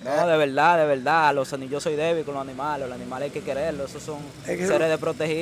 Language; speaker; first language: Spanish; native; Spanish